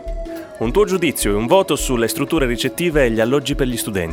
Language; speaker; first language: Italian; native; Italian